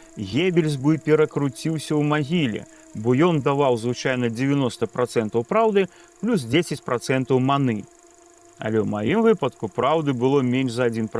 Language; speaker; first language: Belarusian; native; Belarusian